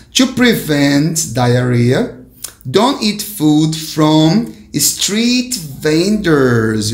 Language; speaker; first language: English; non-native, fluent; Portuguese